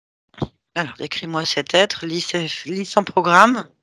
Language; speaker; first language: French; native; French